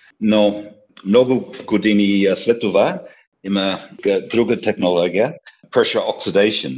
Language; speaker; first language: Bulgarian; non-native, learner; English